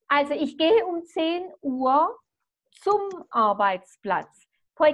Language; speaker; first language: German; non-native, fluent; Spanish